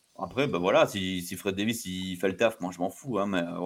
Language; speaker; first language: French; native; French